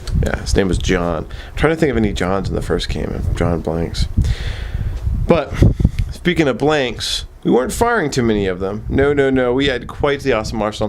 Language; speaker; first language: English; native; English